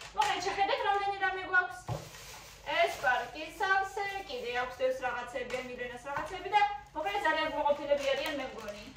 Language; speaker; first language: Georgian; early bilingual, heritage; Georgian